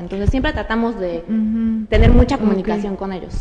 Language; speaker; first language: Spanish; native; Spanish